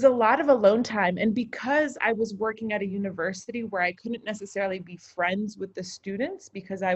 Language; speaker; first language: English; native; English